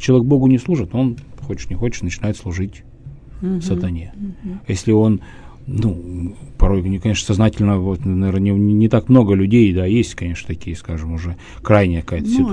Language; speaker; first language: Russian; native; Russian